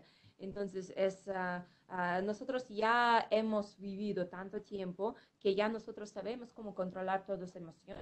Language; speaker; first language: Spanish; non-native, fluent; Russian